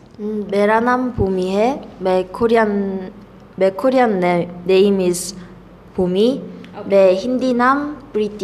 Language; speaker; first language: Hindi; non-native, learner; Korean